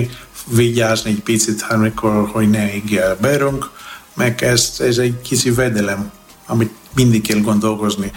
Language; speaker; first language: Hungarian; non-native, fluent; Greek